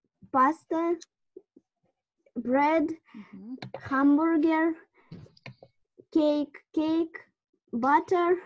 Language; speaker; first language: English; non-native, learner; Russian